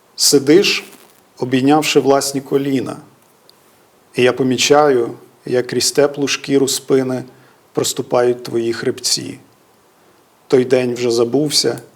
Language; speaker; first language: Ukrainian; native; Ukrainian